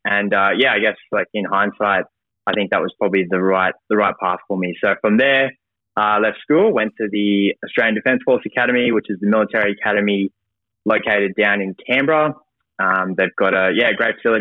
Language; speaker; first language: English; native; English